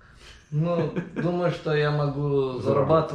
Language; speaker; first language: Russian; non-native, learner; Azerbaijani